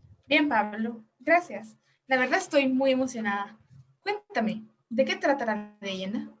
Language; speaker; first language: Spanish; native; Spanish